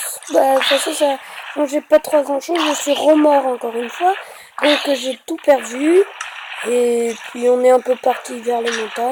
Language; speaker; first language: French; native; French